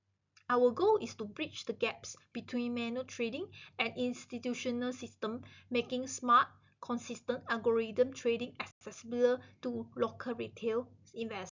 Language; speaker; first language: English; non-native, local second language; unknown